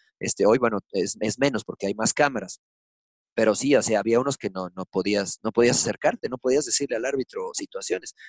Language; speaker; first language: Spanish; early bilingual, heritage; Spanish